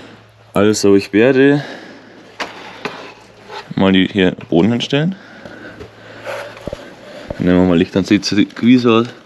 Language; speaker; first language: German; native; German